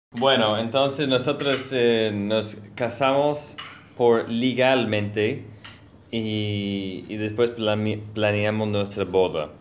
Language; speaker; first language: Spanish; non-native, learner; English